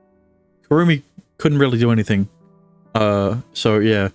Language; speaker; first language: English; native; English